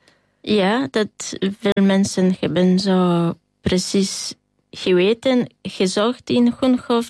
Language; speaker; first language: Dutch; non-native, learner; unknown